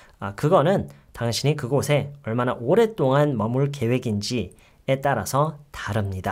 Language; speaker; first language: Korean; native; Korean